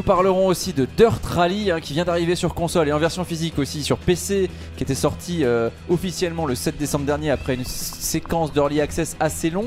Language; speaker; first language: French; native; French